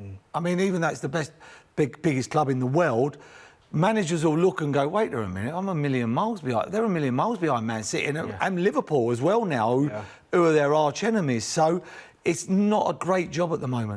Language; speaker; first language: English; native; English